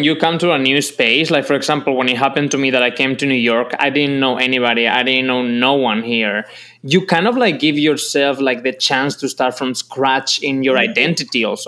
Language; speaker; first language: English; non-native, fluent; Spanish